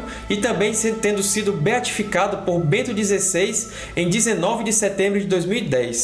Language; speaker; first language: Portuguese; native; Portuguese